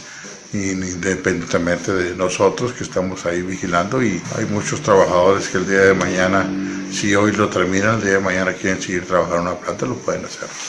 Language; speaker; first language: Spanish; native; Spanish